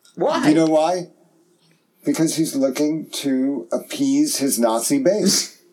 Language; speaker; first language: English; early bilingual, other home language; German